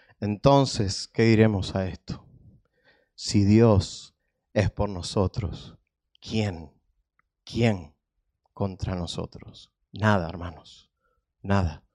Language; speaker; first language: Spanish; native; Spanish